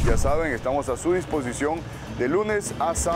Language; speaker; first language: Spanish; native; Spanish